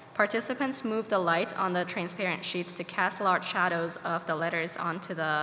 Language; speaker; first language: English; non-native, fluent; Persian